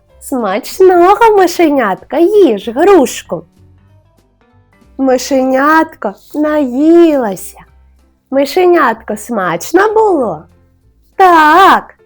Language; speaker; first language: Ukrainian; native; Ukrainian